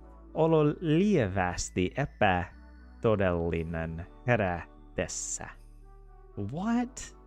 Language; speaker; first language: Finnish; non-native, learner; English